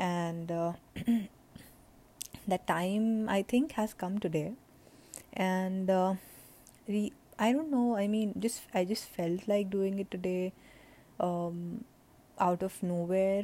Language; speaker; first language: English; non-native, local second language; Hindi